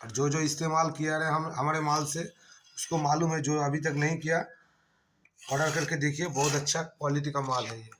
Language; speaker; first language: Hindi; non-native, local second language; Bangla